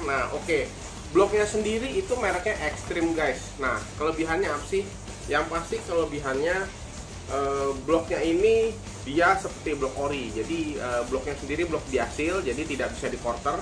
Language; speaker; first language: Indonesian; native; Indonesian